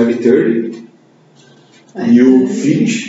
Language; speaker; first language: English; non-native, learner; Portuguese